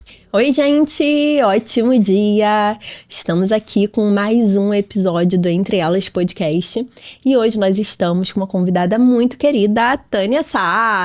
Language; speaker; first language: Portuguese; native; Portuguese